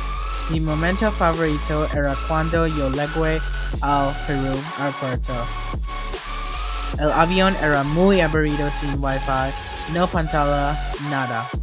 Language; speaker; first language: Spanish; non-native, learner; English